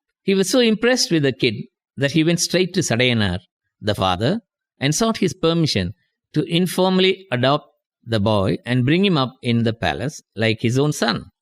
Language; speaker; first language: English; non-native, local second language; Tamil